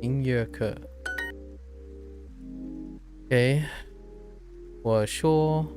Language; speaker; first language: Chinese; non-native, learner; English